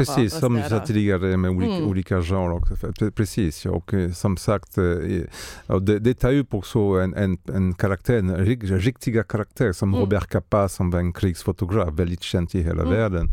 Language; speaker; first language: Swedish; non-native, fluent; French